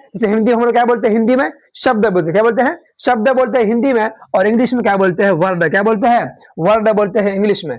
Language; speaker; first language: Urdu; native; Urdu